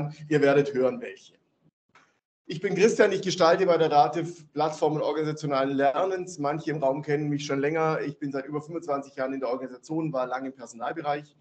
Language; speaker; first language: German; native; German